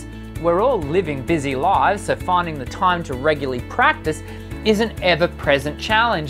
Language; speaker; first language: English; native; English